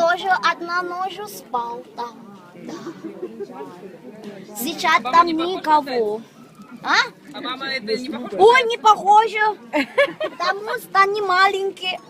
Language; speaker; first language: Russian; non-native, local second language; Kyrgyz